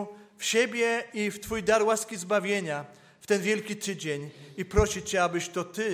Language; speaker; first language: Polish; native; Polish